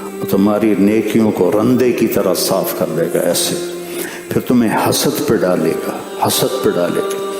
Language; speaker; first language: Urdu; non-native, local second language; Punjabi